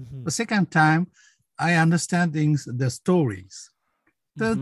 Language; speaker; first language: English; non-native, learner; Japanese